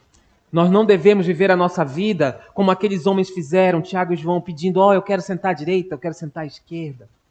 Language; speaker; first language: Portuguese; native; Portuguese